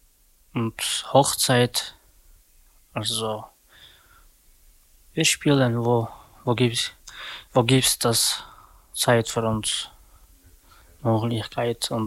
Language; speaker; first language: German; non-native, learner; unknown